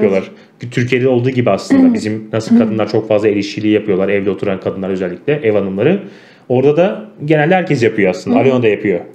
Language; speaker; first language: Turkish; native; Turkish